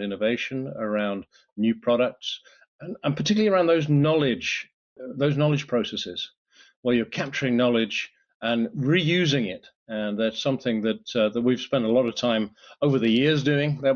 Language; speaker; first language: English; native; English